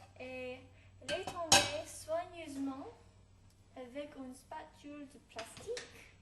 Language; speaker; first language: French; non-native, learner; English